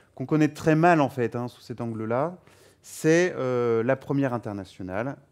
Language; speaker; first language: French; native; French